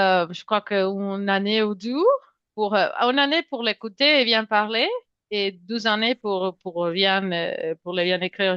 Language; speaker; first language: French; non-native, fluent; Spanish